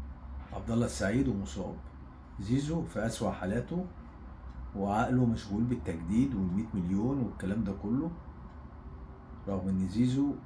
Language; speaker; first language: Arabic; native; Arabic